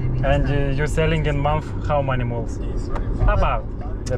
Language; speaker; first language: English; non-native, learner; Lithuanian